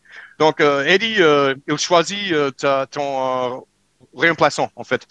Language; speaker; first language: French; non-native, learner; English